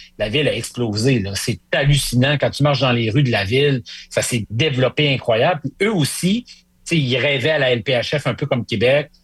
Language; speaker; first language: French; native; French